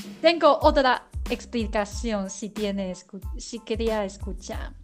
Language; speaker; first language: Spanish; non-native, learner; Chinese